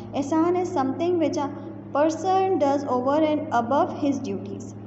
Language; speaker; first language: English; non-native, local second language; Urdu